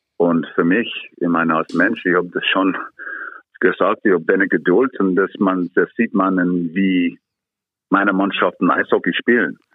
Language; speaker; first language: German; non-native, fluent; English